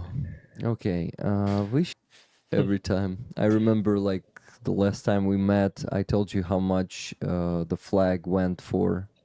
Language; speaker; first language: English; non-native, fluent; Ukrainian